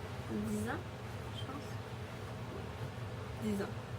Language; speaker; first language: French; early bilingual, other home language; Spanish